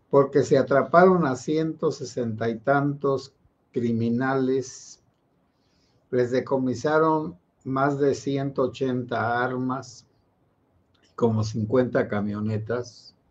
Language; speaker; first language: Spanish; native; Spanish